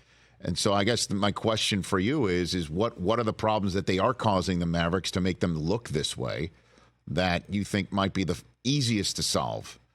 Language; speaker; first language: English; native; English